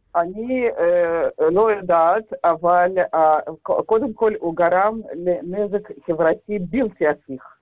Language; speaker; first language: Hebrew; non-native, fluent; Russian